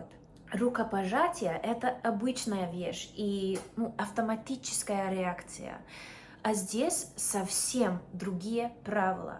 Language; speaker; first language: Russian; non-native, fluent; English